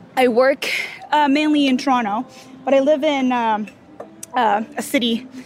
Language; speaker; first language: English; non-native, fluent; Japanese